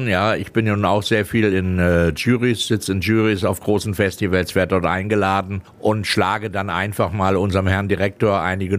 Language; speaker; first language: German; native; German